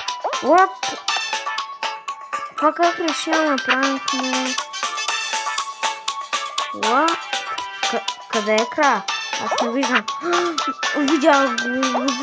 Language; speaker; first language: Bulgarian; native; Bulgarian